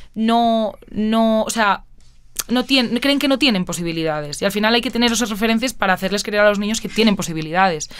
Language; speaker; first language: Spanish; native; Spanish